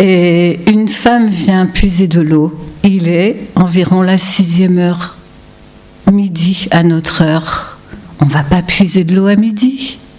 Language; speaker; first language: French; native; French